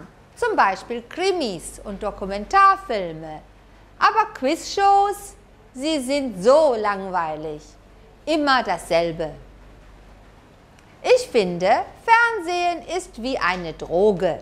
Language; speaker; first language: German; non-native, fluent; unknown